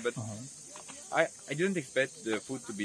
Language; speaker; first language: English; non-native, fluent; French